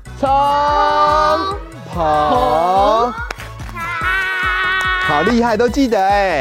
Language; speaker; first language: Chinese; native; Chinese